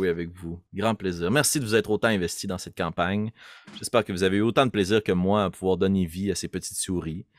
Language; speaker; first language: French; native; French